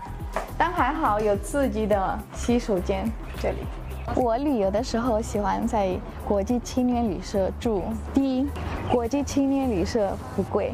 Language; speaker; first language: Chinese; non-native, fluent; Spanish